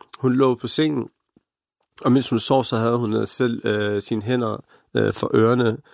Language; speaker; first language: Danish; early bilingual, other home language; Arabic